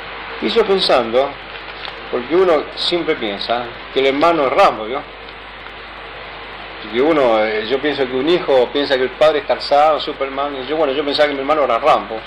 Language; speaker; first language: Spanish; native; Spanish